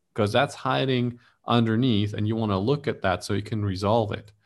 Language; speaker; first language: English; non-native, fluent; German